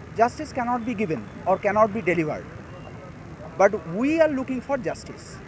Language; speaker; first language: English; non-native, local second language; Bangla